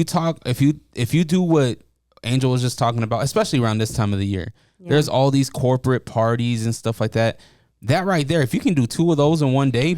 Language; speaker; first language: English; native; English